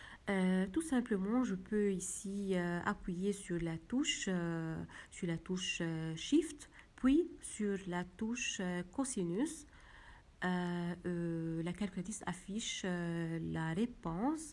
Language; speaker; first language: French; non-native, local second language; Arabic